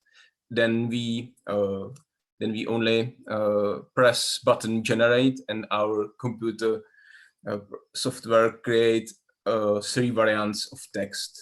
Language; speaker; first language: English; non-native, learner; Czech